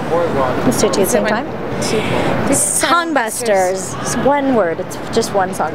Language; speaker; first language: English; native; English